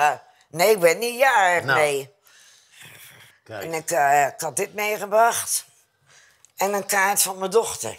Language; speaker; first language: Dutch; native; Dutch